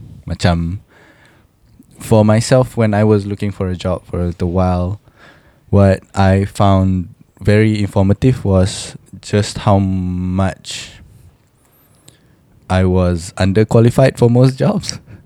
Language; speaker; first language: English; non-native, local second language; Malay